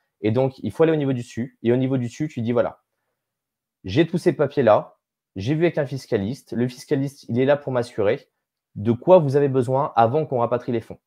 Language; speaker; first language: French; native; French